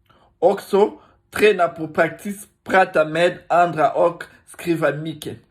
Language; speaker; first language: Swedish; non-native, learner; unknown